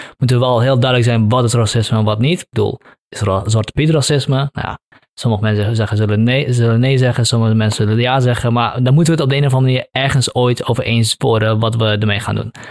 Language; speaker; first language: Dutch; early bilingual, other home language; Kurdish